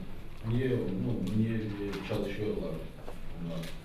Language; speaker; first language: Turkish; non-native, learner; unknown